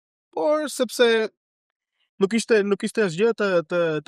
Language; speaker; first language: Albanian; non-native, learner; Spanish